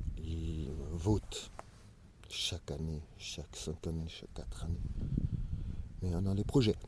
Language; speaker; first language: French; non-native, learner; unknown